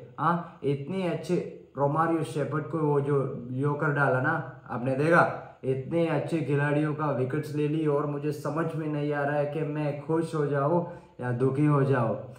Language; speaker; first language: Hindi; non-native, learner; Sinhala